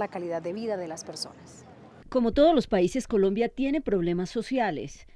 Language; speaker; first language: Spanish; native; Spanish